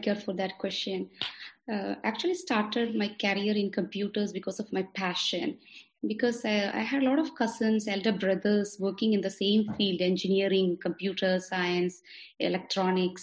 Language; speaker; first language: English; non-native, local second language; Malayalam